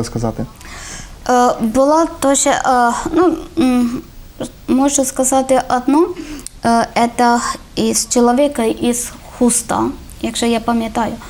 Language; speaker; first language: Ukrainian; non-native, learner; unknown